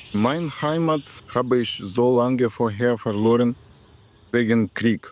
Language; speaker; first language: German; non-native, learner; Russian